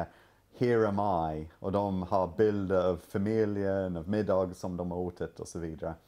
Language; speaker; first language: Swedish; non-native, fluent; English